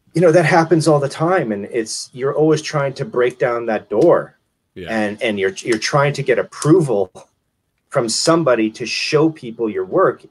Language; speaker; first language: English; native; English